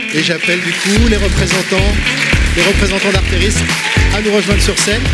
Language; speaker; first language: French; native; French